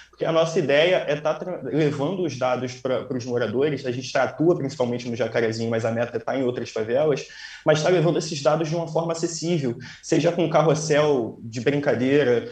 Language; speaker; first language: Portuguese; native; Portuguese